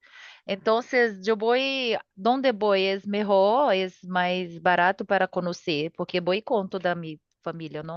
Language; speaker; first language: Spanish; non-native, learner; Portuguese